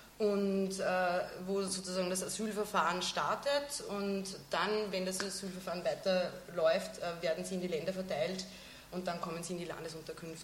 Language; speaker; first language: German; native; German